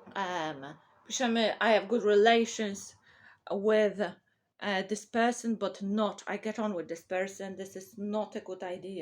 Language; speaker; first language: English; non-native, fluent; Polish